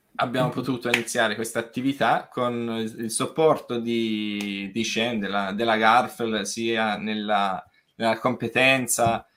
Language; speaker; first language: Italian; non-native, fluent; English